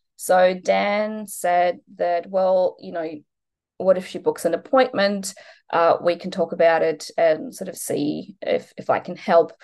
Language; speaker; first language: English; non-native, fluent; Polish